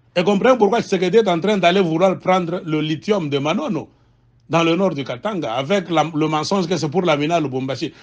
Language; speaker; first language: French; non-native, local second language; Swahili